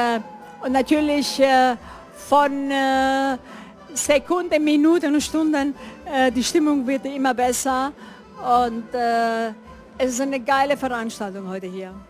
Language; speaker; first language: German; non-native, fluent; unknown